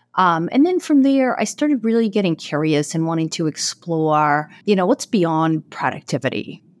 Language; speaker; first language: English; non-native, fluent; Portuguese